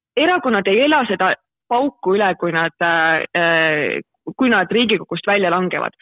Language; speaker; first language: Estonian; native; Estonian